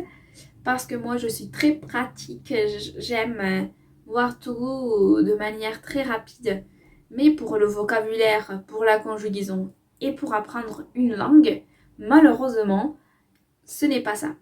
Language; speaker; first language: French; non-native, fluent; Spanish